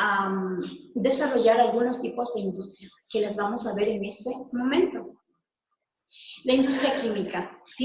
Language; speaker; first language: Spanish; native; Spanish